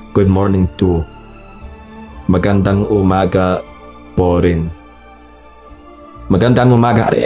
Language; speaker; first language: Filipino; non-native, learner; English